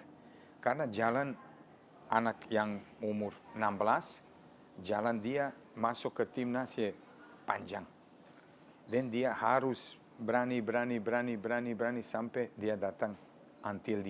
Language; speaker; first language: Indonesian; non-native, fluent; Serbian